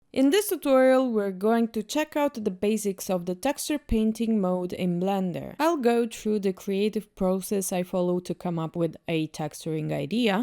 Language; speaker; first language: English; non-native, fluent; Russian